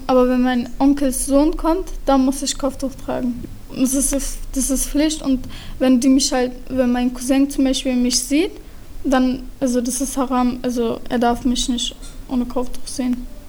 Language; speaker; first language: German; early bilingual, other home language; Turkish